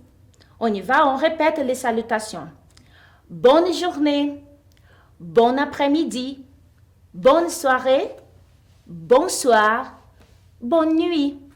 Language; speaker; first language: French; non-native, fluent; Portuguese